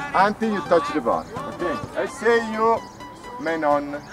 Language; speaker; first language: English; non-native, learner; Italian